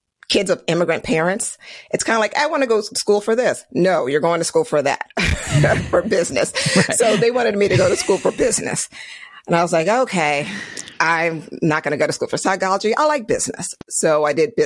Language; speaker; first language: English; native; English